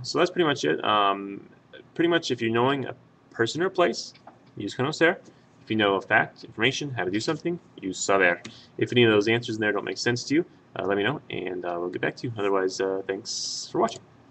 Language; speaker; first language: English; native; English